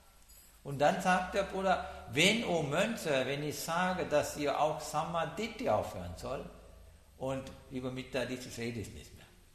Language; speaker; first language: German; non-native, learner; Sinhala